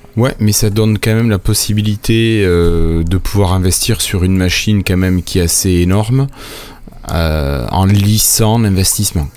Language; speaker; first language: French; native; French